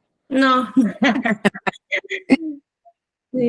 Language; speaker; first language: Spanish; native; Spanish